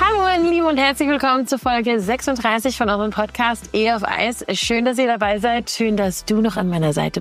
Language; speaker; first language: German; native; German